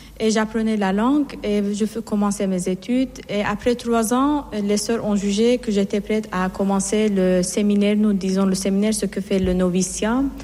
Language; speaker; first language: French; non-native, fluent; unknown